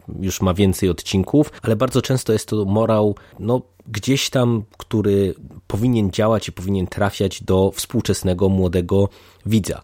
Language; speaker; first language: Polish; native; Polish